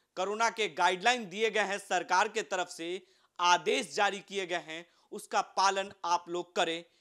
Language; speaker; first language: Hindi; native; Hindi